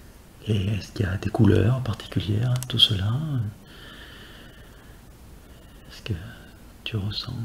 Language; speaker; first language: French; native; French